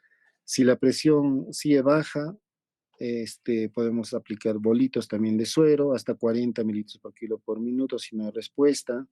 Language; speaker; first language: Spanish; native; Spanish